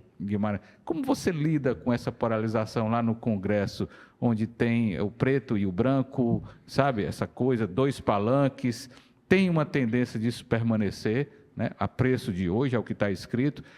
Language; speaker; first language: Portuguese; native; Portuguese